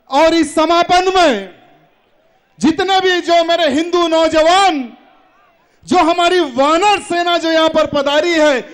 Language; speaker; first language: Hindi; native; Hindi